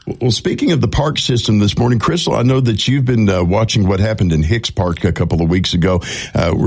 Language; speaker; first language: English; native; English